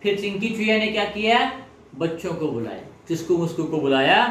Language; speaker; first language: Hindi; non-native, local second language; Marathi